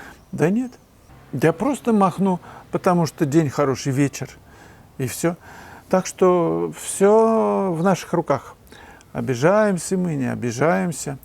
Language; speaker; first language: Russian; native; Russian